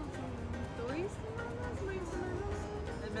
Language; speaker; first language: Portuguese; non-native, learner; Spanish